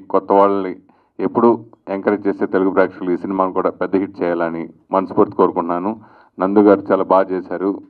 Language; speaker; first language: Telugu; native; Telugu